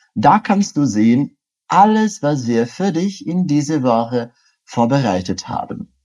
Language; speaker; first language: German; non-native, fluent; Portuguese